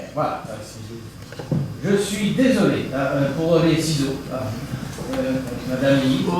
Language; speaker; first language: French; native; French